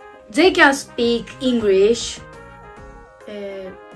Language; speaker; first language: English; non-native, learner; Japanese